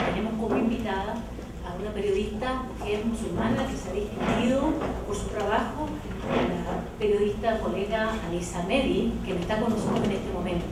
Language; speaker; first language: Spanish; native; Spanish